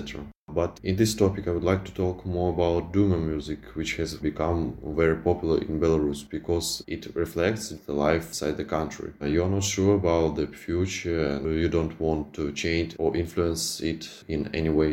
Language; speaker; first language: English; non-native, fluent; Belarusian